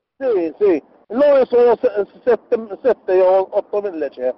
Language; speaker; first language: Italian; non-native, learner; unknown